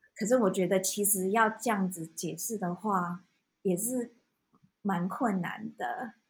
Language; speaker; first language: Chinese; non-native, fluent; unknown